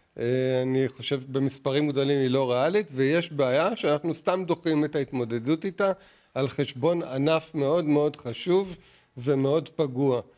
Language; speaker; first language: Hebrew; native; Hebrew